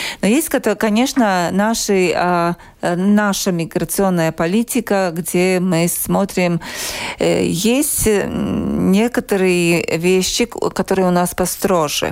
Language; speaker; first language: Russian; non-native, local second language; Latvian